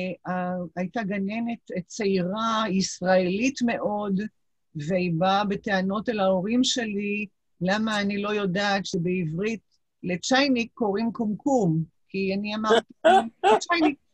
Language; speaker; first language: Hebrew; non-native, local second language; Yiddish